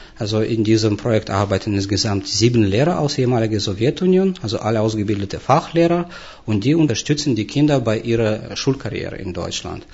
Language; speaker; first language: German; non-native, fluent; Russian